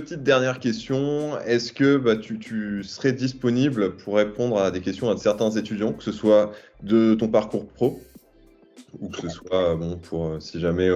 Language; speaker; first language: French; native; French